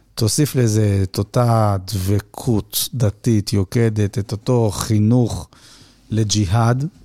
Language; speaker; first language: Hebrew; native; Hebrew